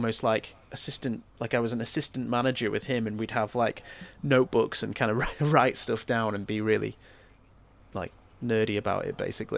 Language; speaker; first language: English; native; English